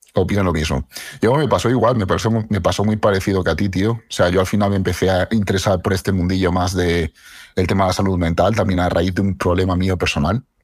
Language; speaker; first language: Spanish; native; Spanish